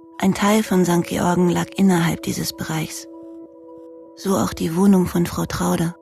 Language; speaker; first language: German; native; German